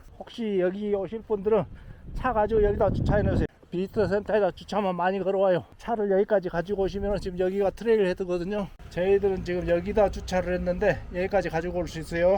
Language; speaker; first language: Korean; native; Korean